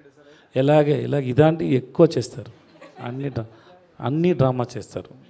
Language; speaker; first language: Telugu; non-native, learner; Tamil